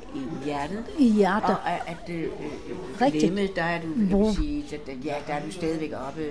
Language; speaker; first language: Danish; native; Danish